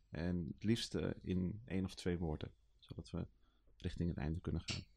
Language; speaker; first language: Dutch; early bilingual, other home language; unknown